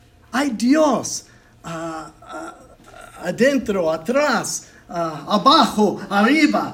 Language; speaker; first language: Spanish; non-native, learner; English